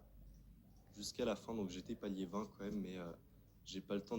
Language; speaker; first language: French; native; French